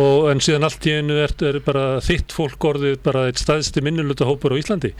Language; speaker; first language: Icelandic; native; Icelandic